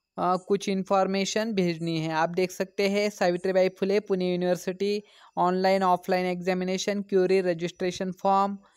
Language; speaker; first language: Hindi; non-native, local second language; Marathi